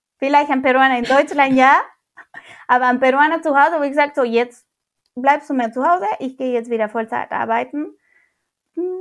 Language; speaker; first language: German; non-native, fluent; Spanish